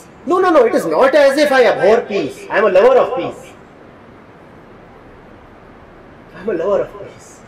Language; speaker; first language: English; non-native, local second language; Hindi